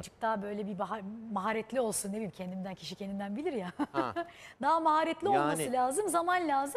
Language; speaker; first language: Turkish; native; Turkish